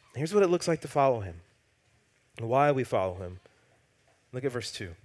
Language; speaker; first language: English; native; English